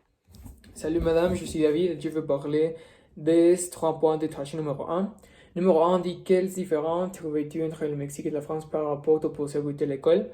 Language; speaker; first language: French; non-native, learner; Spanish